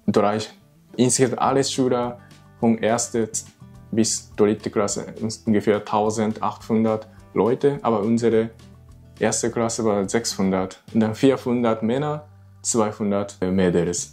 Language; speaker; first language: German; non-native, learner; Japanese